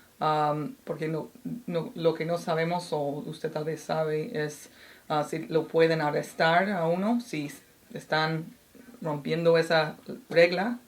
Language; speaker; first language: Spanish; non-native, fluent; English